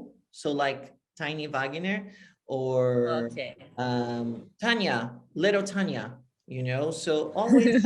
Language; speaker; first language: English; non-native, fluent; Portuguese